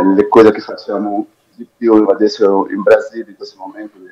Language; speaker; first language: Italian; non-native, fluent; Portuguese